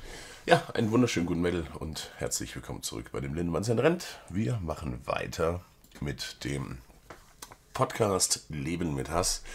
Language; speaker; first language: German; native; German